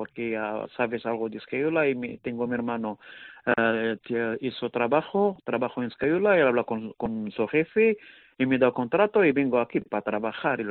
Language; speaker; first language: Spanish; non-native, learner; Arabic